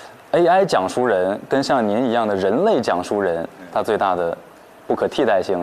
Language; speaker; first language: Chinese; native; Chinese